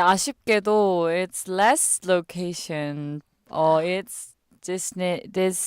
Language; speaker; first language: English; non-native, learner; Korean